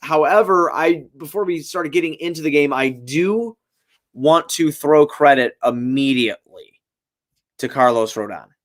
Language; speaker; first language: English; native; English